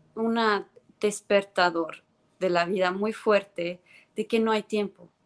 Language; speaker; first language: Spanish; non-native, fluent; Estonian